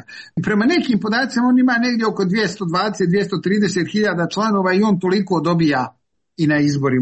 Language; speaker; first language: Serbian; native; Serbian